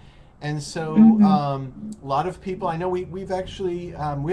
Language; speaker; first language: English; native; English